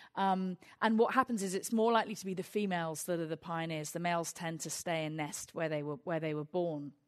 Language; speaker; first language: English; native; English